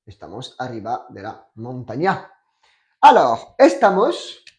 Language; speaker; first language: Spanish; non-native, fluent; French